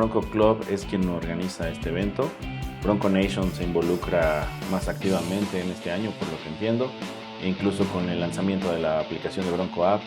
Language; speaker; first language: Spanish; native; Spanish